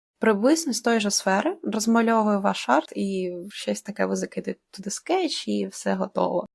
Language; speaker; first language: Ukrainian; non-native, local second language; Russian